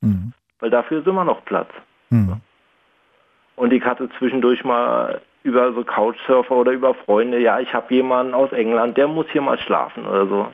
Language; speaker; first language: German; native; German